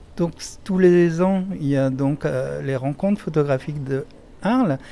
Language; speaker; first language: French; native; French